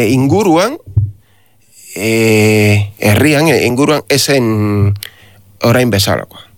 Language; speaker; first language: Basque; non-native, learner; Spanish